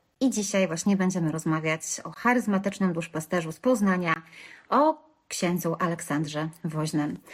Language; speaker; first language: Polish; native; Polish